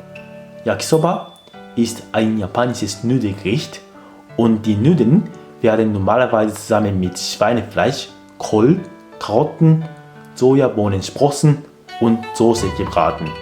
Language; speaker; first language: German; non-native, fluent; Japanese